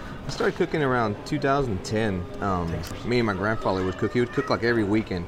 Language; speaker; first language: English; native; English